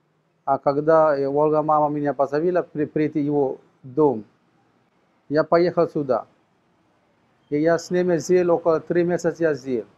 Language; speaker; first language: Russian; non-native, learner; Sinhala